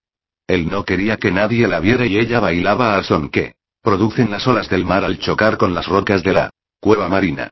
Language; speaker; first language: Spanish; native; Spanish